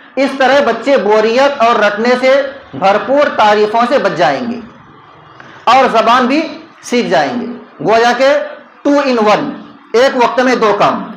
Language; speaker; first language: Urdu; native; Urdu